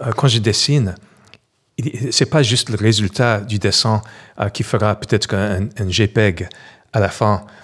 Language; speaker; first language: French; non-native, fluent; English